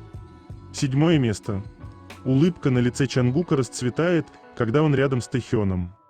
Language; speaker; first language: Russian; native; Russian